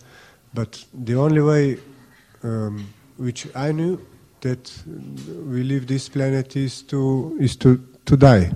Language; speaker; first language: English; non-native, fluent; Slovenian